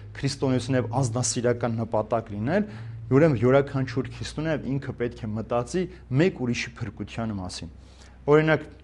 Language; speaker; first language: Armenian; native; Armenian